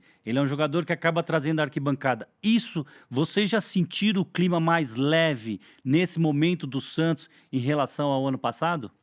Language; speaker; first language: Portuguese; native; Portuguese